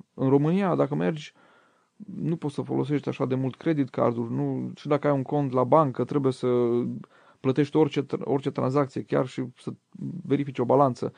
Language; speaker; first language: Romanian; native; Romanian